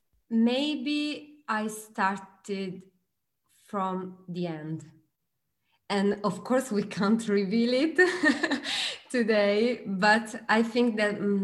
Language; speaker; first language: English; non-native, fluent; Italian